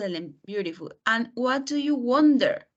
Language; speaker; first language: English; non-native, fluent; Spanish